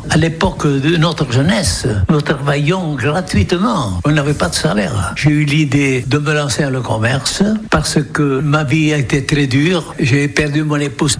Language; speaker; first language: French; non-native, local second language; Occitan